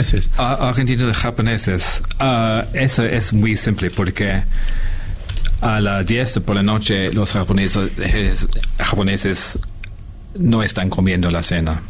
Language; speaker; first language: Spanish; non-native, learner; English